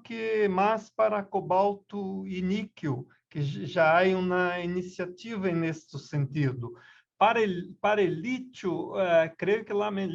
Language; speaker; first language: Spanish; non-native, learner; Portuguese